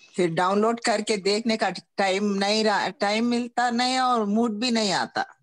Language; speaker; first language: Hindi; non-native, local second language; Gujarati